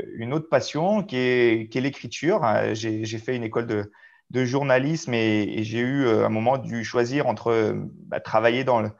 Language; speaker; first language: French; native; French